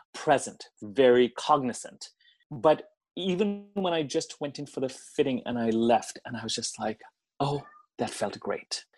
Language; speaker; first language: English; non-native, local second language; Hindi